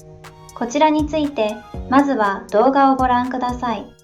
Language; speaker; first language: Japanese; native; Japanese